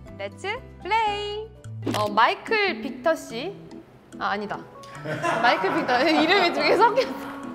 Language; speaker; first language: Korean; native; Korean